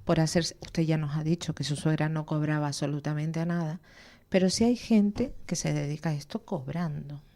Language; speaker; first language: Spanish; native; Spanish